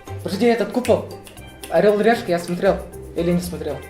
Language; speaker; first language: Russian; native; Russian